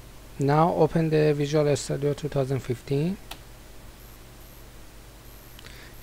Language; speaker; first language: English; non-native, fluent; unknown